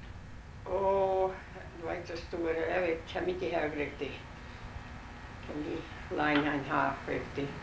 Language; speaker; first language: Norwegian; early bilingual, heritage; Norwegian